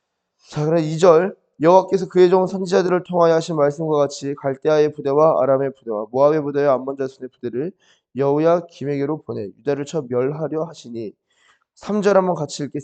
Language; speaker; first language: Korean; native; Korean